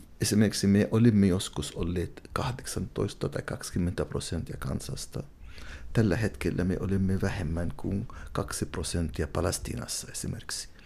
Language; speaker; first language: Finnish; non-native, fluent; Arabic